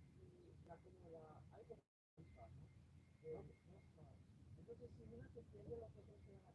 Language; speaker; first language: Spanish; non-native, fluent; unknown